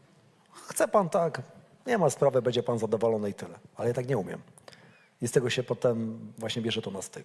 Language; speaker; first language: Polish; native; Polish